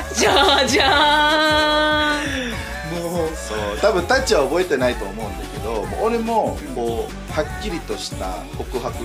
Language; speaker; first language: Japanese; non-native, fluent; Filipino